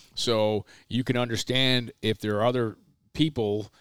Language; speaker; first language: English; native; English